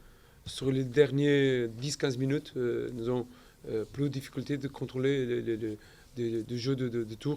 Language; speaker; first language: French; non-native, learner; Portuguese